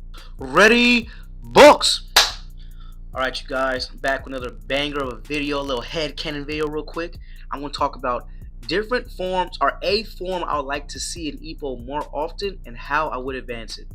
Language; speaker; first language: English; native; English